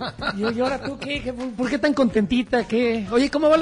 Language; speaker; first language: Spanish; native; Spanish